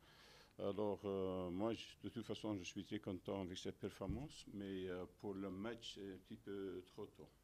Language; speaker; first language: French; non-native, fluent; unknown